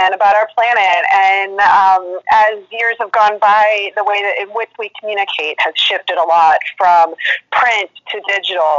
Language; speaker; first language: English; native; English